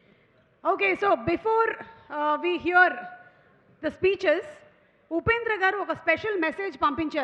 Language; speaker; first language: Telugu; native; Telugu